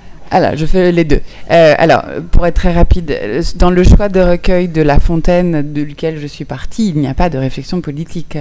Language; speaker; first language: French; native; French